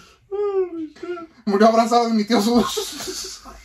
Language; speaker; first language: Spanish; early bilingual, other home language; English